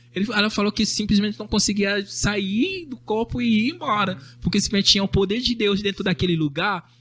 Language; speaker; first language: Portuguese; non-native, fluent; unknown